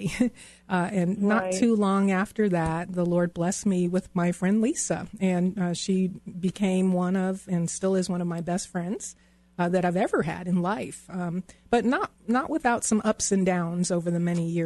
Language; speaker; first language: English; native; English